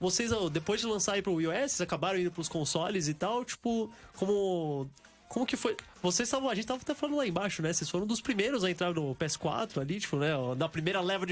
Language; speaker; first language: Portuguese; native; Portuguese